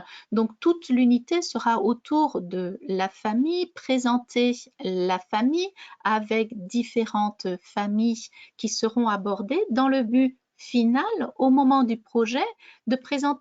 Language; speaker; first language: French; native; French